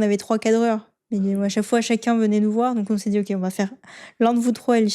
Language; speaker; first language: French; native; French